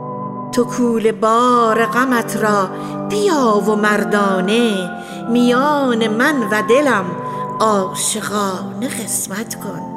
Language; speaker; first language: Persian; native; Persian